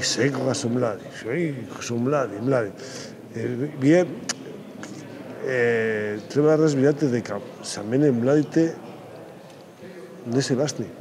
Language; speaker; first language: Macedonian; non-native, learner; Spanish